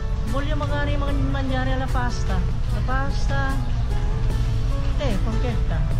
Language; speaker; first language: Italian; non-native, learner; Filipino